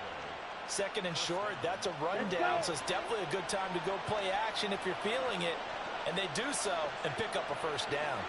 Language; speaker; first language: English; native; English